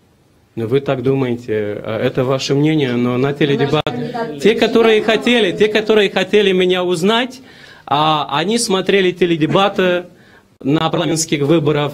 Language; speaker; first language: Russian; non-native, local second language; Romanian